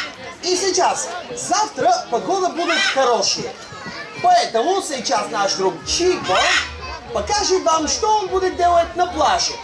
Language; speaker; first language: Russian; non-native, learner; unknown